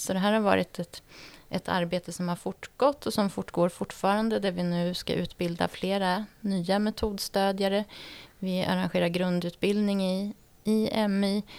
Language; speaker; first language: Swedish; native; Swedish